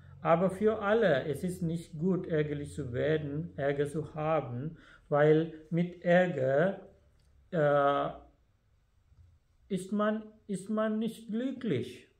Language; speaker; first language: German; non-native, fluent; Sinhala